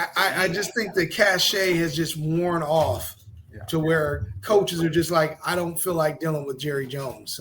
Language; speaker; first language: English; native; English